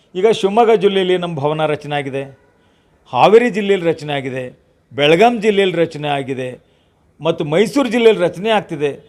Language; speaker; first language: Kannada; native; Kannada